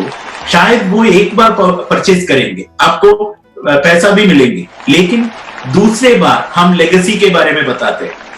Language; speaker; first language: Hindi; non-native, local second language; Malayalam